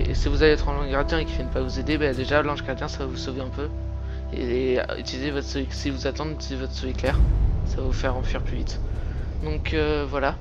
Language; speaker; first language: French; native; French